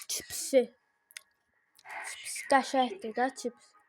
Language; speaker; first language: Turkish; non-native, learner; Azerbaijani